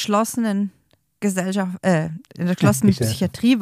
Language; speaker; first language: German; native; German